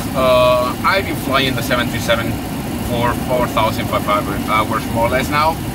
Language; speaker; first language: English; non-native, fluent; Spanish